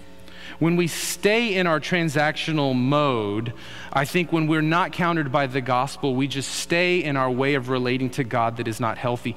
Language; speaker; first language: English; native; English